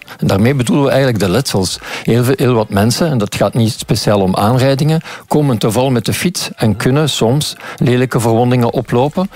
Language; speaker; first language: Dutch; native; Dutch